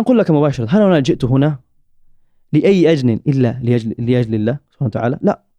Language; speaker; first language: Arabic; non-native, learner; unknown